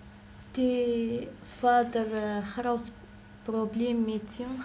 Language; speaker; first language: Dutch; non-native, learner; Arabic